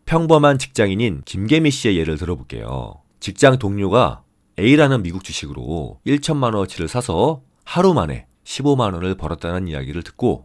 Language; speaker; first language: Korean; native; Korean